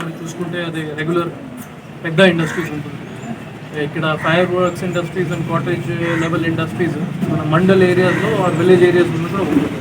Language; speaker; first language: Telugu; non-native, fluent; Hindi